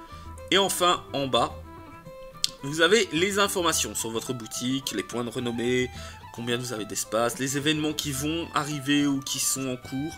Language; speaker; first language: French; native; French